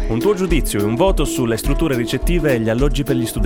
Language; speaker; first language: Italian; native; Italian